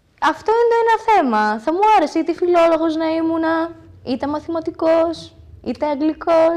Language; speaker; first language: Greek; native; Greek